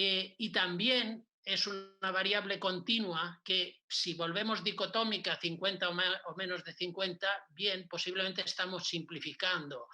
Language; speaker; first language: Spanish; native; Spanish